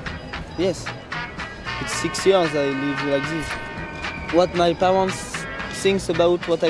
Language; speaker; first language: English; non-native, learner; French